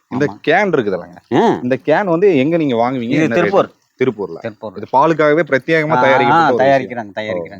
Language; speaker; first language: Tamil; native; Tamil